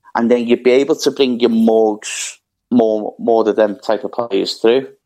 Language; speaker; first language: English; native; English